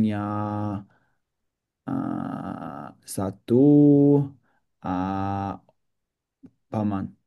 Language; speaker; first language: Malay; non-native, learner; English